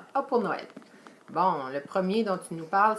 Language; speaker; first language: French; native; French